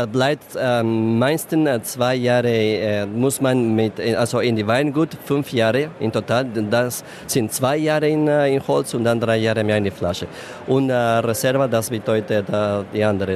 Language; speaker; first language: German; non-native, learner; Spanish